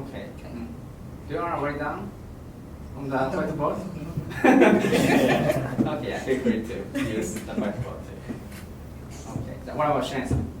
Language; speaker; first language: English; non-native, fluent; Japanese